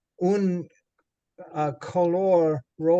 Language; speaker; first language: Spanish; non-native, learner; English